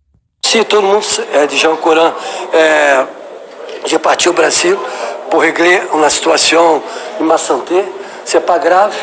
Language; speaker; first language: French; non-native, learner; Portuguese